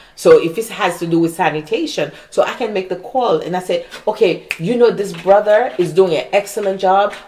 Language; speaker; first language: English; non-native, fluent; Haitian Creole